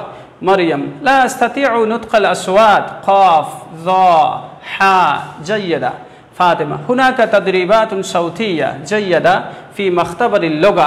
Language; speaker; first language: Arabic; non-native, fluent; Bangla